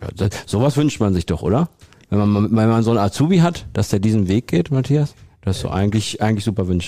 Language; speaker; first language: German; native; German